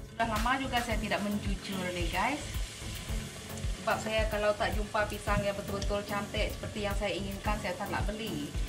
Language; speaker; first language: Malay; native; Malay